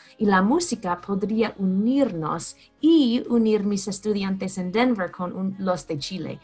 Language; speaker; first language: Spanish; non-native, fluent; English